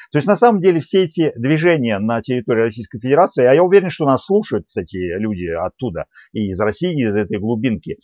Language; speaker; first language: Russian; native; Russian